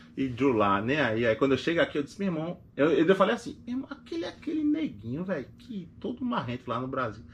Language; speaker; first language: Portuguese; native; Portuguese